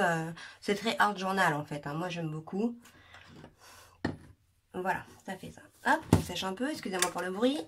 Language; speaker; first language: French; native; French